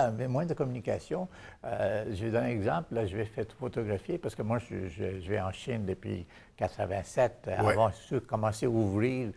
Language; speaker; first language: French; non-native, fluent; Bangla